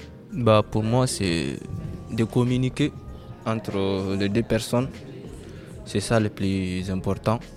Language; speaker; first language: French; non-native, local second language; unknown